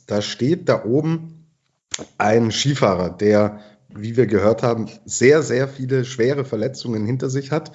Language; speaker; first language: German; native; German